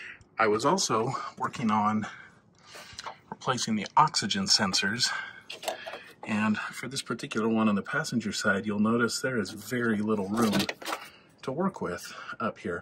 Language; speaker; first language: English; native; English